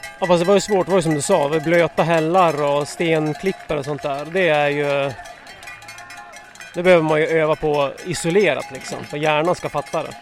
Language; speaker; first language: Swedish; native; Swedish